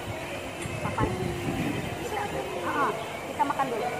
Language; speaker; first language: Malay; non-native, local second language; Sundanese